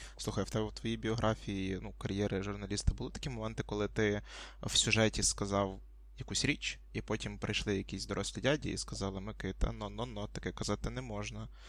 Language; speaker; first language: Ukrainian; native; Ukrainian